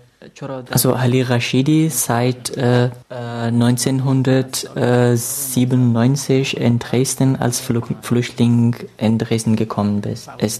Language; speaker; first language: German; non-native, learner; Persian